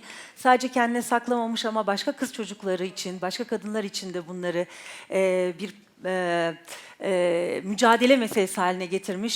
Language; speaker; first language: Turkish; native; Turkish